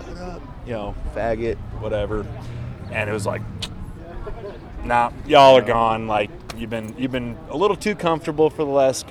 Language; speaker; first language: English; native; English